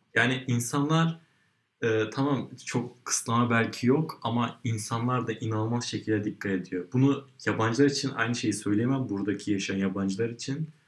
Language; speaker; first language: Turkish; native; Turkish